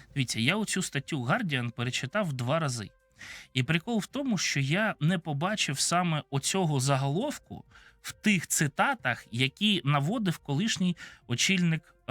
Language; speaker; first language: Ukrainian; non-native, local second language; Russian